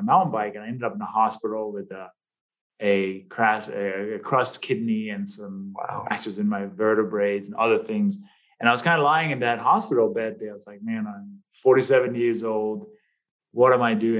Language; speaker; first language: English; non-native, fluent; Danish